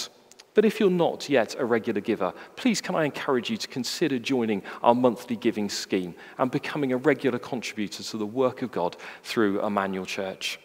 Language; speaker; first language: English; native; English